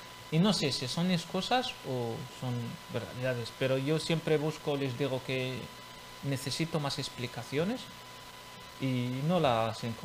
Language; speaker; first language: Spanish; non-native, fluent; Arabic